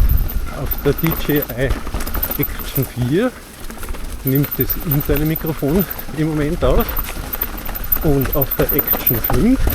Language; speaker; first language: German; native; German